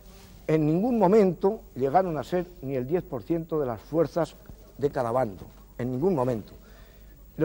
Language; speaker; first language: Spanish; native; Spanish